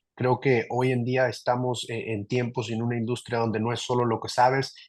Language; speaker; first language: Spanish; early bilingual, heritage; Spanish